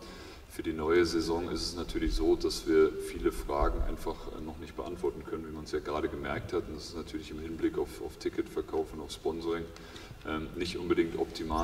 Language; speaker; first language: German; native; German